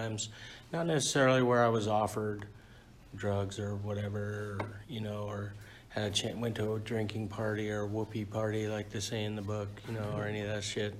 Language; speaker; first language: English; native; English